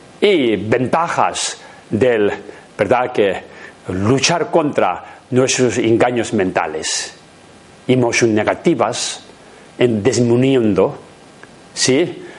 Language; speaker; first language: Spanish; non-native, learner; Tibetan